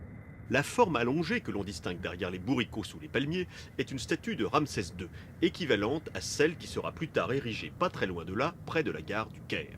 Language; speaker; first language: French; native; French